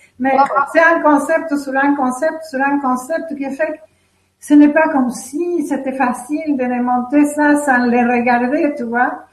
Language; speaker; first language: French; non-native, fluent; Spanish